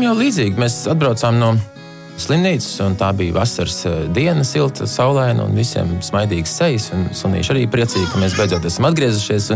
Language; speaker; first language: Latvian; native; Latvian